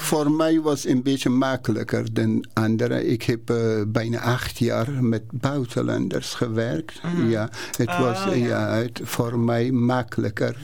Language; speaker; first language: Dutch; non-native, learner; Persian